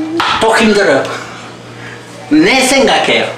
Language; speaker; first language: Korean; non-native, learner; Spanish